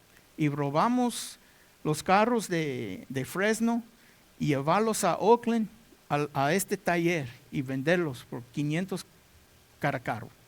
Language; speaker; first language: Spanish; non-native, learner; English